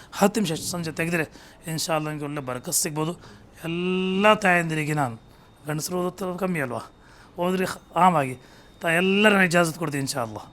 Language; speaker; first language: Kannada; non-native, local second language; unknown